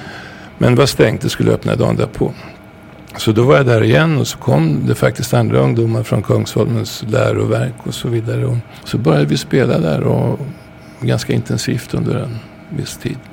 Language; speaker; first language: Swedish; native; Swedish